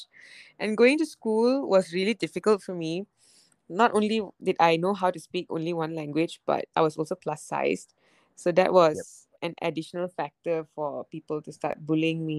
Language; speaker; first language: English; native; English